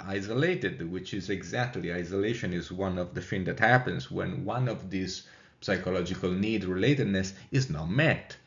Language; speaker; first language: English; non-native, fluent; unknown